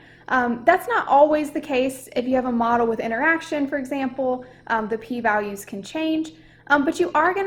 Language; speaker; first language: English; native; English